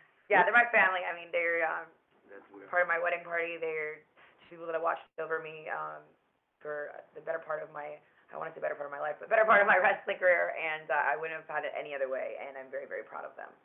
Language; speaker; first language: English; native; English